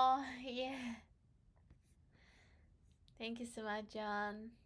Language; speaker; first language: English; non-native, learner; Crimean Tatar